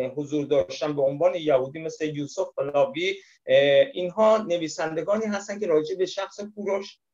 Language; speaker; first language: Persian; native; Persian